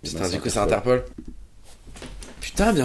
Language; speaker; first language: French; native; French